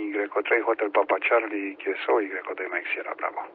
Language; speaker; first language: Romanian; native; Romanian